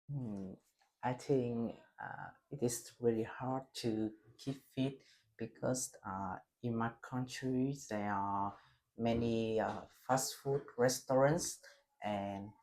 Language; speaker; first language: English; non-native, learner; Vietnamese